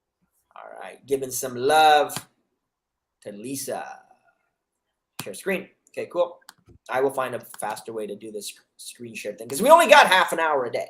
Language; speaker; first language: English; native; English